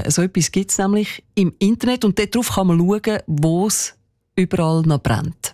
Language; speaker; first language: German; native; German